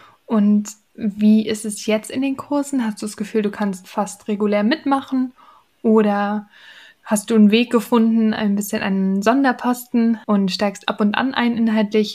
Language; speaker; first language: German; native; German